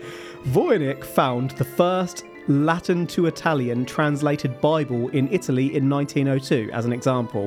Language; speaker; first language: English; native; English